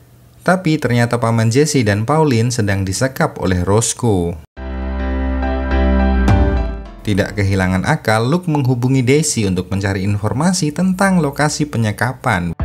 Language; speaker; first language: Indonesian; native; Indonesian